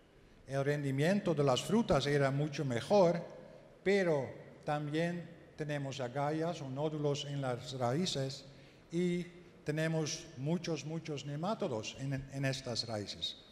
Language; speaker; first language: Spanish; non-native, learner; Dutch